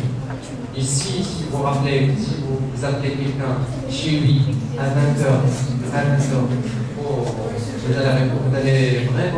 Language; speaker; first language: French; non-native, local second language; Arabic